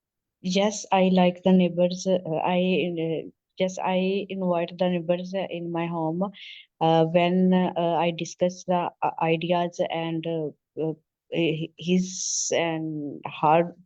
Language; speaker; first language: English; non-native, learner; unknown